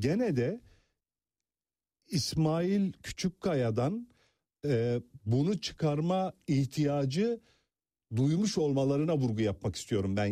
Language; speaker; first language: Turkish; native; Turkish